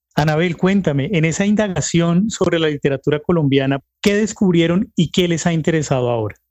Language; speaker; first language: Spanish; native; Spanish